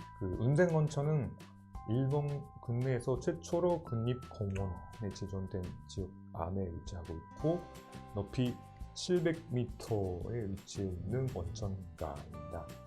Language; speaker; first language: Korean; non-native, fluent; Japanese